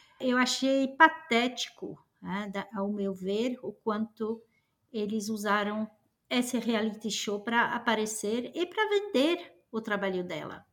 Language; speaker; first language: Portuguese; non-native, fluent; French